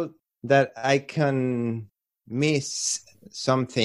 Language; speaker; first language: English; non-native, learner; Spanish